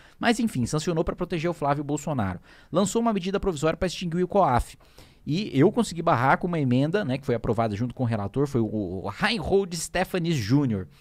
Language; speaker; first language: Portuguese; native; Portuguese